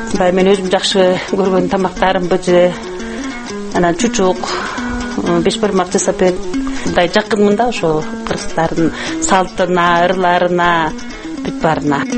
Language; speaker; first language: Kyrgyz; non-native, local second language; Russian